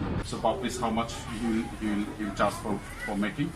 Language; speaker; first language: English; non-native, local second language; Bangla